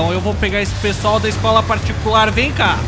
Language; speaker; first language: Portuguese; native; Portuguese